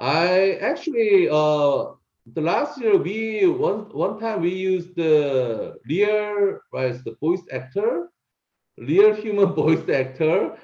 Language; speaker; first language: English; non-native, learner; Korean